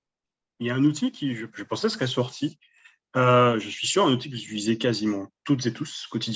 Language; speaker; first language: French; native; French